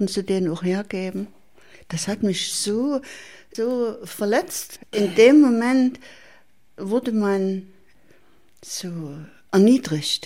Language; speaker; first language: German; native; German